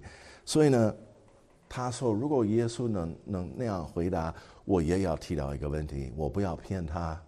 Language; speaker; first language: Chinese; non-native, fluent; English